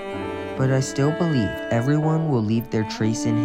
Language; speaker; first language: English; non-native, fluent; Chinese